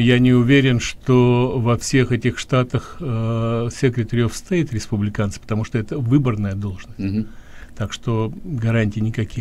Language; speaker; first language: Russian; native; Russian